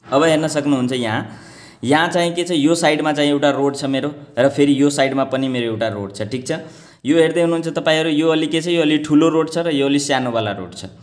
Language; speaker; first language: Nepali; native; Nepali